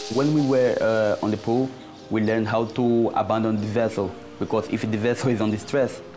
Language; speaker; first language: English; non-native, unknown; Portuguese